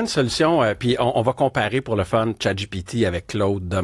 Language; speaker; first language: French; native; French